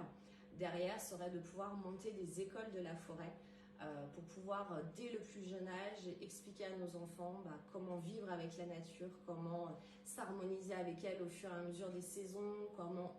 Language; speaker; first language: French; native; French